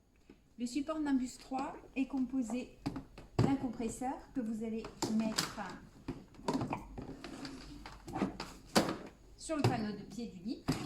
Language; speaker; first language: French; native; French